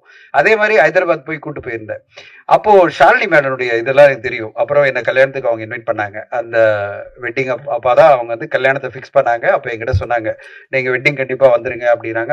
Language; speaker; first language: Tamil; native; Tamil